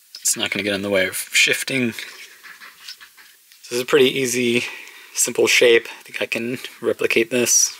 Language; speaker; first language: English; native; English